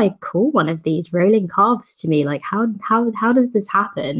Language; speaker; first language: English; native; English